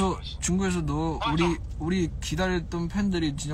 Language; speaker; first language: Korean; non-native, fluent; Chinese